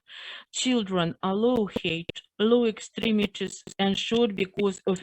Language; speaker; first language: English; non-native, fluent; Russian